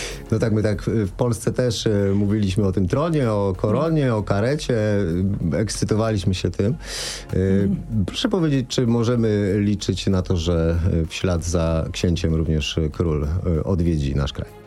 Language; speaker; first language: Polish; native; Polish